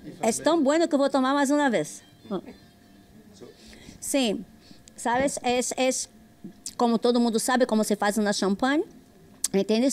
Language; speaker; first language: Portuguese; non-native, learner; Spanish